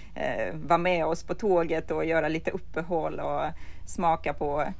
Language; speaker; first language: Swedish; non-native, fluent; Ukrainian